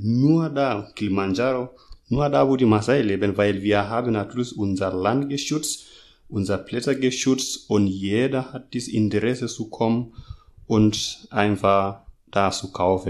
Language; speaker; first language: German; non-native, learner; Masai